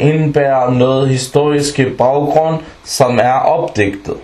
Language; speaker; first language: Danish; early bilingual, other home language; Arabic